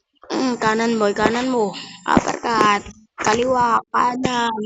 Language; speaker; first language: Filipino; native; Filipino